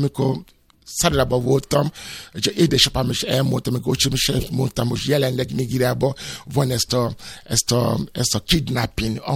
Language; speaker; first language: Hungarian; non-native, fluent; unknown